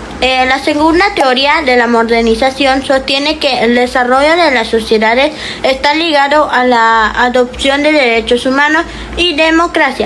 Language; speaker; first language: Spanish; native; Spanish